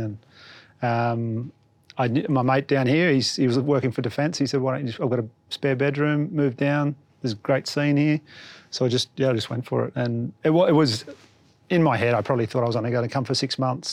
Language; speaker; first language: English; native; English